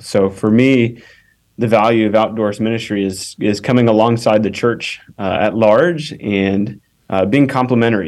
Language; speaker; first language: English; native; English